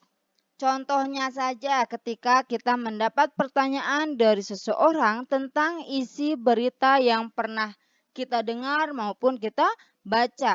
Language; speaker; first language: Indonesian; native; Indonesian